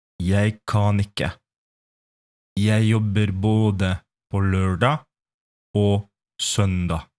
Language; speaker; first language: Norwegian; non-native, fluent; Polish